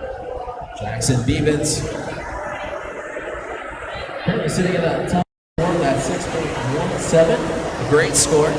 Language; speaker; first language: English; native; English